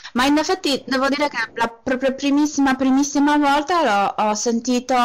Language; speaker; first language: Italian; non-native, fluent; Polish